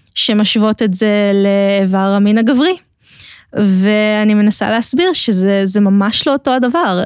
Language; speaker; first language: Hebrew; native; Hebrew